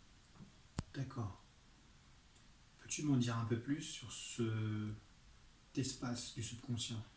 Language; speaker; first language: French; native; French